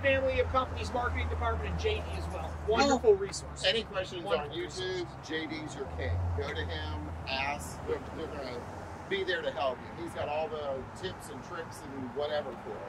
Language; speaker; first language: English; native; English